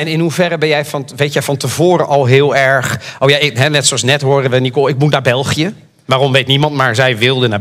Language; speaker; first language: Dutch; native; Dutch